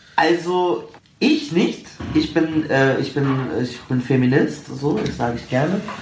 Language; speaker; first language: German; early bilingual, other home language; Arabic